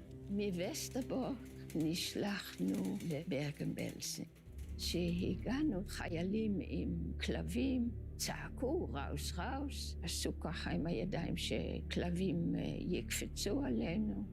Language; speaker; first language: Hebrew; early bilingual, other home language; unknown